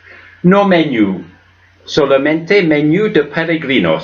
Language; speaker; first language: Spanish; non-native, learner; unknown